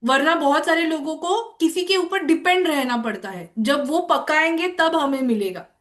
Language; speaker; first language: Hindi; non-native, local second language; Marathi